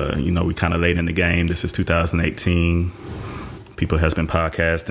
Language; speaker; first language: English; native; English